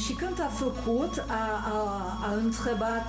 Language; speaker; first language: Romanian; non-native, learner; French